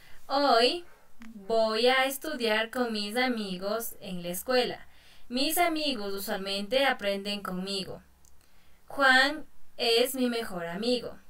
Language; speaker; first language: Spanish; non-native, fluent; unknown